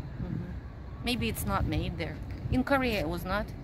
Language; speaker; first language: English; non-native, fluent; Russian